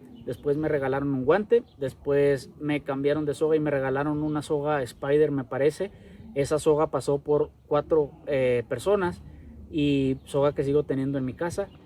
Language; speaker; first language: Spanish; native; Spanish